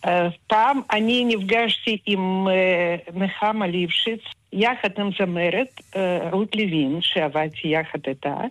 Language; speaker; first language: Hebrew; non-native, fluent; Russian